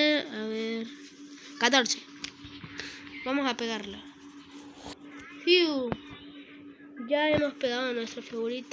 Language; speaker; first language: Spanish; native; Spanish